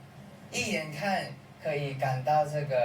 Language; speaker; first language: Chinese; non-native, learner; Thai